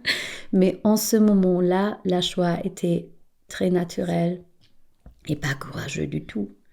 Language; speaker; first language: French; non-native, fluent; German